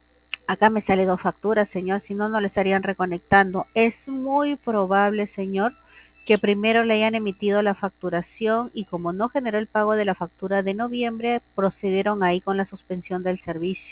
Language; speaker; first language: Spanish; native; Spanish